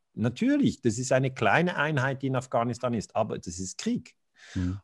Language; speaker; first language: German; native; German